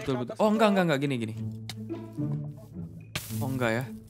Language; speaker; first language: Indonesian; native; Indonesian